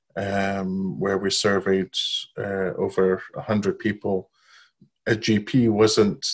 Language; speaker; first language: English; non-native, fluent; Arabic